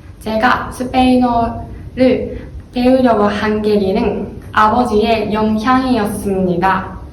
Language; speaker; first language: Korean; non-native, learner; Japanese